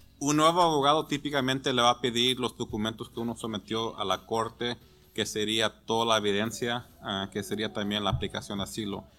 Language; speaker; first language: Spanish; early bilingual, heritage; Spanish